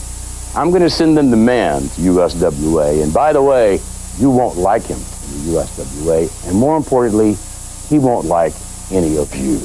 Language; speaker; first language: English; native; English